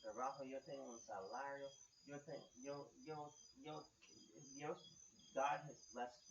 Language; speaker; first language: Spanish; non-native, fluent; English